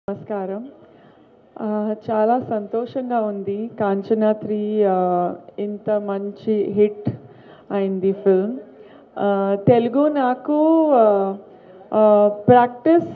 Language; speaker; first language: Telugu; non-native, local second language; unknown